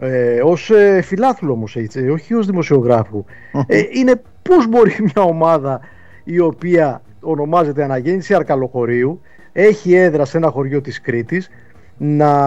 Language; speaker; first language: Greek; native; Greek